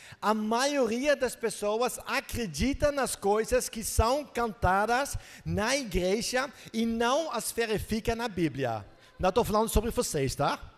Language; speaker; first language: Portuguese; non-native, fluent; Dutch